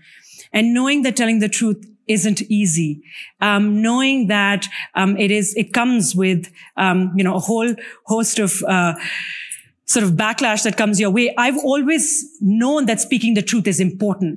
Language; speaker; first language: English; non-native, local second language; Urdu